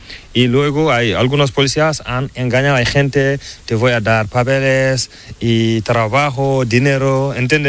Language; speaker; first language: Spanish; non-native, learner; Fula